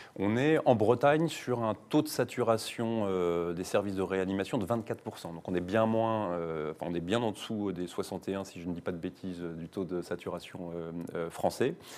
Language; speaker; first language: French; native; French